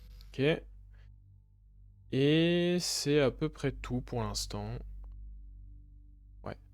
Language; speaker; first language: French; native; French